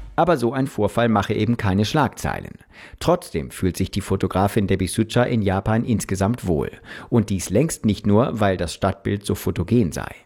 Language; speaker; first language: German; native; German